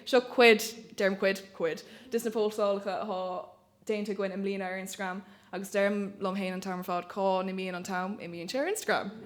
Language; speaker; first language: Irish; native; Irish